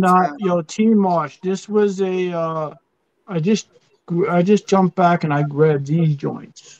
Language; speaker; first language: English; native; English